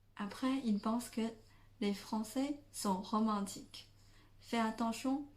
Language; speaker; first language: French; non-native, fluent; Chinese